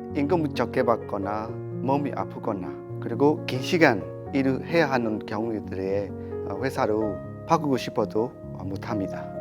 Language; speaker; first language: Korean; non-native, fluent; Burmese